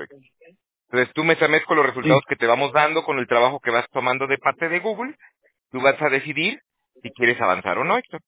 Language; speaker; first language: Spanish; native; Spanish